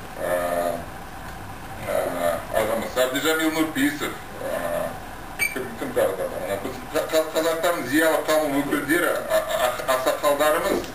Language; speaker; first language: Kazakh; non-native, local second language; Russian